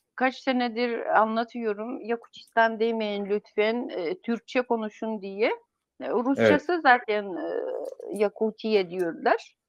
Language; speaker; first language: Turkish; non-native, fluent; Yakut